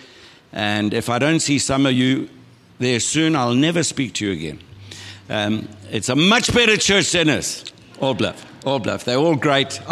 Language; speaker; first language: English; native; English